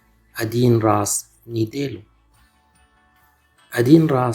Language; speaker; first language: Russian; non-native, fluent; Arabic